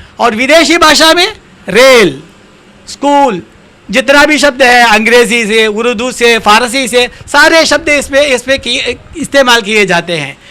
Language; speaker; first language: Hindi; non-native, local second language; Tamil